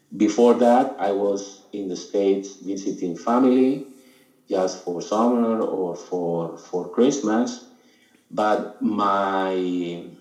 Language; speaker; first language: English; non-native, fluent; Spanish